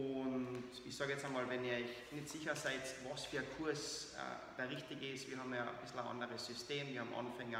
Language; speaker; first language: German; native; German